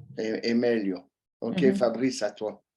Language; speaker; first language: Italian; early bilingual, heritage; French